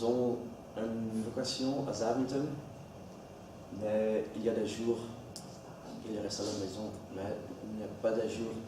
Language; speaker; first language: French; non-native, learner; Dutch